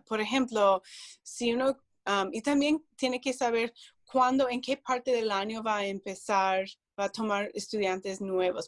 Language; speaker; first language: Spanish; non-native, fluent; English